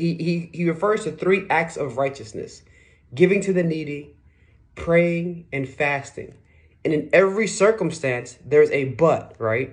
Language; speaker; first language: English; native; English